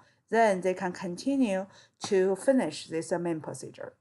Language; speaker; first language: English; non-native, fluent; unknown